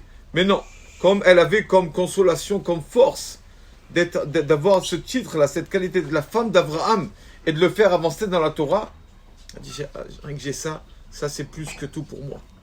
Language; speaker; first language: French; native; French